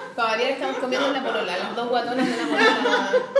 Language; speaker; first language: Spanish; native; Spanish